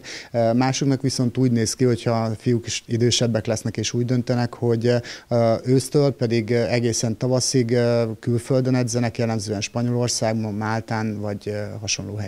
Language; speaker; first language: Hungarian; native; Hungarian